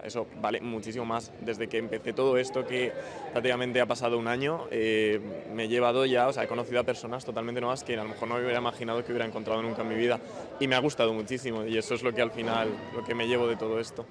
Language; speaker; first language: Spanish; native; Spanish